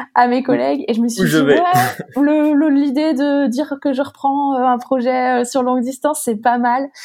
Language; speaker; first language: French; native; French